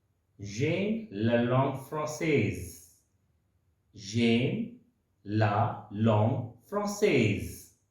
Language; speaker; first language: French; non-native, fluent; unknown